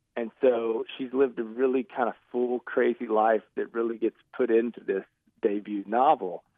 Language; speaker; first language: English; native; English